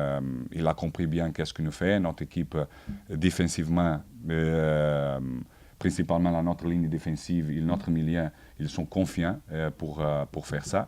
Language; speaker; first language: French; non-native, fluent; Portuguese